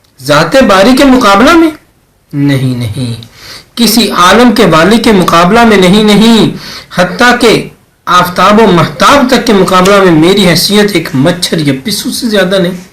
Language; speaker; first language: Urdu; non-native, local second language; Punjabi